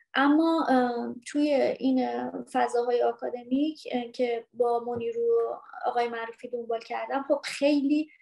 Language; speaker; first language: Persian; native; Persian